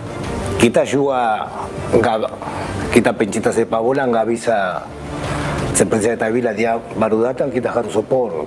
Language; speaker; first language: Indonesian; non-native, local second language; Spanish